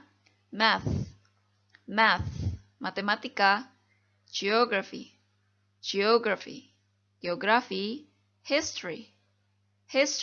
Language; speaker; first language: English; non-native, fluent; Indonesian